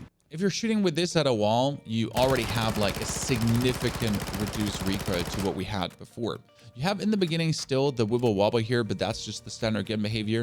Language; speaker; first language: English; non-native, fluent; German